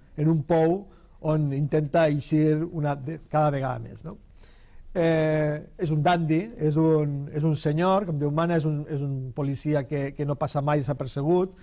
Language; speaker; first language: Catalan; non-native, local second language; Spanish